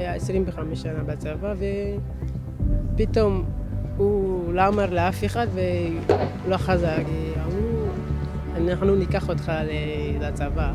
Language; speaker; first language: Hebrew; non-native, learner; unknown